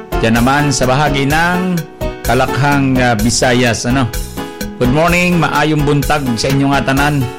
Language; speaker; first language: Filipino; non-native, local second language; Bikol